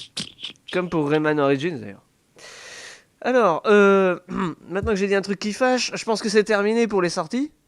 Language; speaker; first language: French; native; French